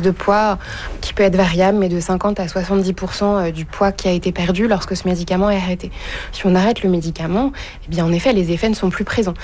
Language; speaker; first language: French; native; French